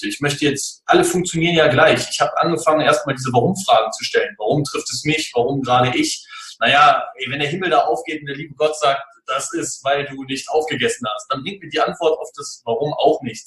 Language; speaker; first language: German; native; German